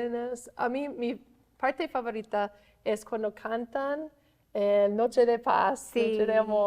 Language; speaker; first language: Spanish; non-native, fluent; English